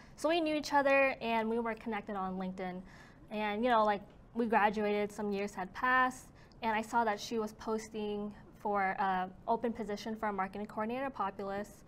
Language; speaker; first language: English; native; English